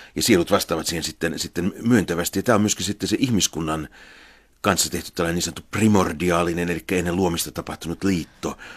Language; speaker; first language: Finnish; native; Finnish